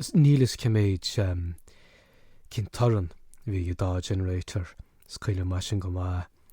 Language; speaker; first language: Irish; native; Irish